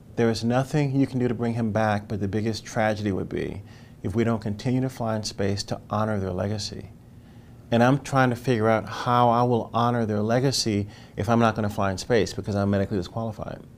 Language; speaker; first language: English; native; English